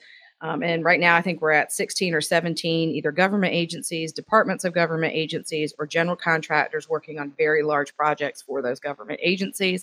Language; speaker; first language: English; native; English